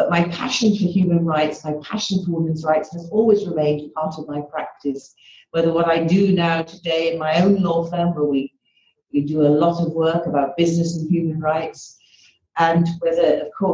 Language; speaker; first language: English; native; English